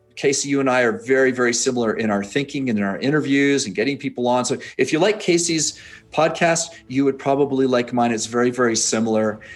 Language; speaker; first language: English; native; English